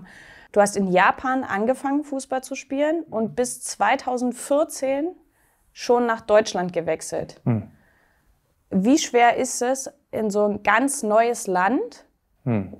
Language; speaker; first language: German; native; German